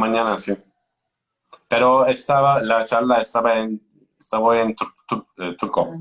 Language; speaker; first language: Spanish; non-native, learner; Turkish